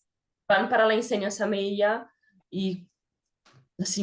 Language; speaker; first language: Spanish; non-native, fluent; Portuguese